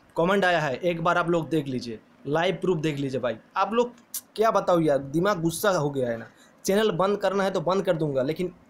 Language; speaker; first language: Hindi; non-native, local second language; Bangla